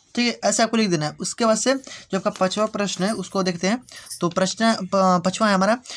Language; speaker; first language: Hindi; native; Hindi